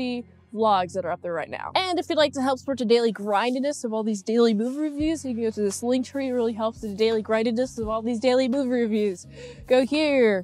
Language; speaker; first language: English; native; English